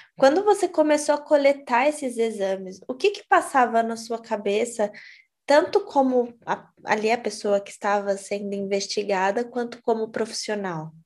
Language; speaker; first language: Portuguese; native; Portuguese